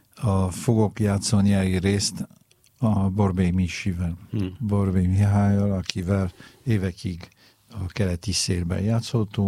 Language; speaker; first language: Hungarian; non-native, fluent; French